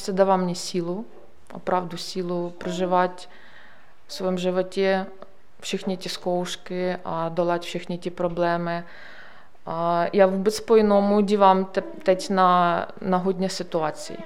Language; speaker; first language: Czech; non-native, learner; Ukrainian